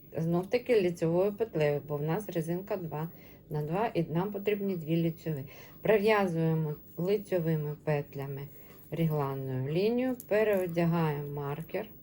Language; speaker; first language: Ukrainian; non-native, local second language; Russian